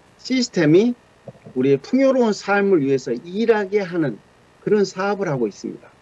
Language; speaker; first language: Korean; native; Korean